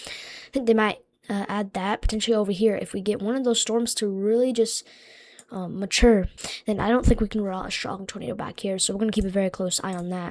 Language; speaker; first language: English; native; English